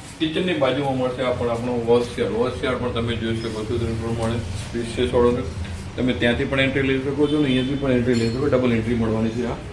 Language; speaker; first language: Gujarati; native; Gujarati